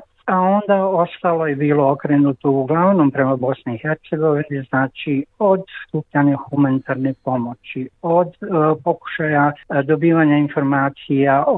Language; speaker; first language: Croatian; native; Croatian